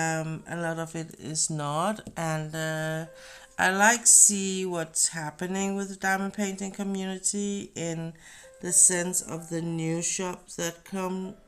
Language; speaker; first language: English; non-native, fluent; Danish